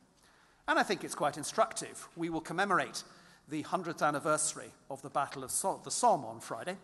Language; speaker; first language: English; native; English